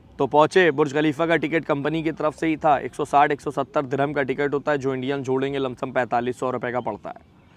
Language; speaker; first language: Hindi; native; Hindi